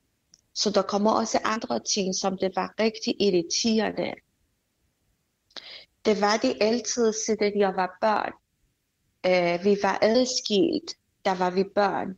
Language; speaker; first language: Danish; non-native, fluent; Persian